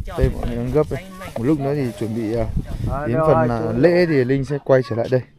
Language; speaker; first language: Vietnamese; non-native, local second language; Hmong